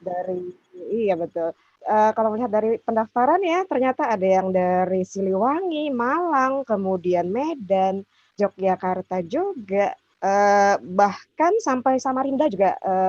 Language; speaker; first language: Indonesian; native; Indonesian